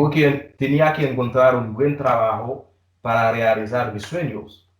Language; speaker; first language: Spanish; non-native, learner; Haitian Creole